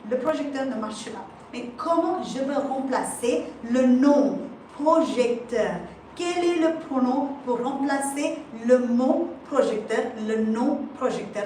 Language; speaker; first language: French; non-native, fluent; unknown